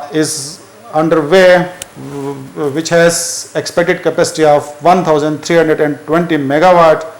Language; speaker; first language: English; non-native, local second language; Urdu